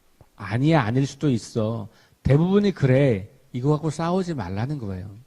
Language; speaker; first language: Korean; native; Korean